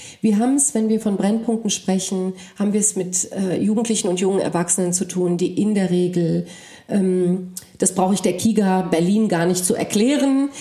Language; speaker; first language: German; early bilingual, other home language; Polish